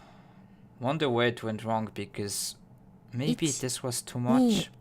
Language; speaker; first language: English; non-native, fluent; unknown